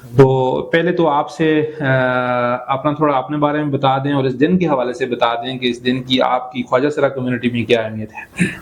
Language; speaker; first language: Urdu; non-native, local second language; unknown